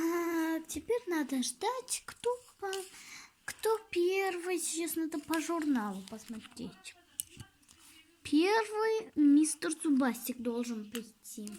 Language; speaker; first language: Russian; non-native, local second language; Kazakh